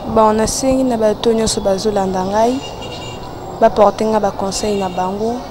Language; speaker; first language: Lingala; non-native, local second language; Luba-Lulua